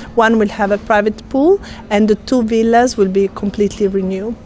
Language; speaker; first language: English; non-native, fluent; Italian